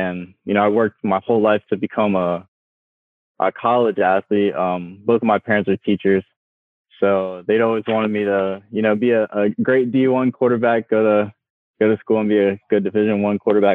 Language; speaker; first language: English; native; English